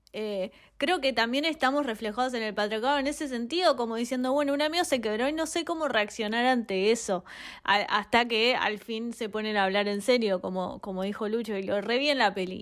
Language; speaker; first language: Spanish; native; Spanish